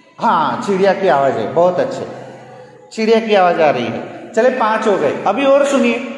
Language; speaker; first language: Hindi; non-native, local second language; Gujarati